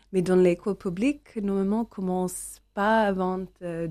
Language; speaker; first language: French; non-native, learner; English